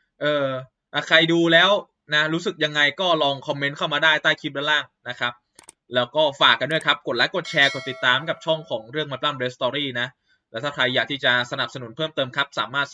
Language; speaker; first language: Thai; native; Thai